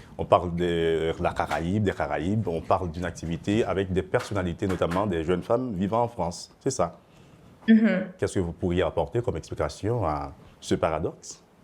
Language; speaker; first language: French; non-native, local second language; Haitian Creole